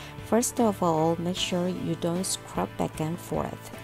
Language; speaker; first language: English; non-native, fluent; Korean